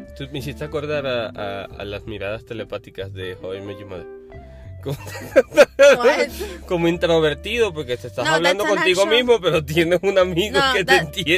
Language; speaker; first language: Spanish; native; Spanish